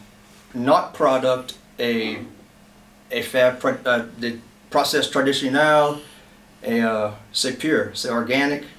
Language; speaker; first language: French; non-native, local second language; English